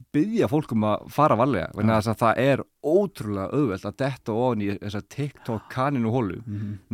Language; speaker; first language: Icelandic; native; Icelandic